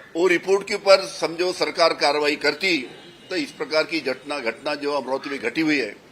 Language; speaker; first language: Hindi; non-native, local second language; Marathi